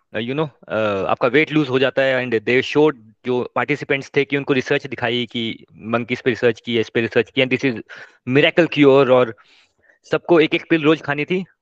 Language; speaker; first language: Hindi; non-native, local second language; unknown